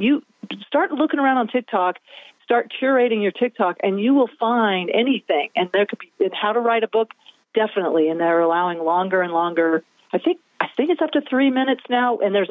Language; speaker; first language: English; native; English